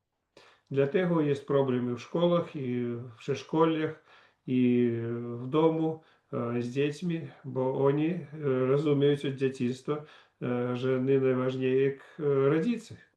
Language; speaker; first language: Polish; non-native, learner; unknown